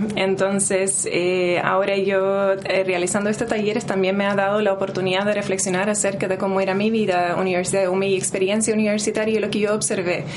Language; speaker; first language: Spanish; non-native, fluent; English